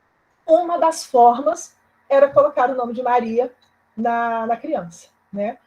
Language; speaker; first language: Portuguese; native; Portuguese